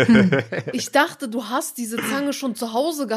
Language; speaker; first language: German; native; German